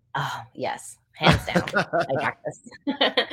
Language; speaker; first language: English; native; English